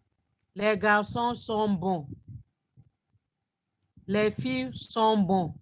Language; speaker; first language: French; non-native, fluent; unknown